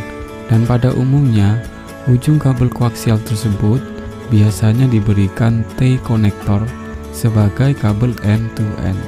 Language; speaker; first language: Indonesian; native; Indonesian